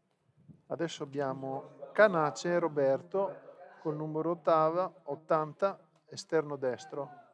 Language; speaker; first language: Italian; native; Italian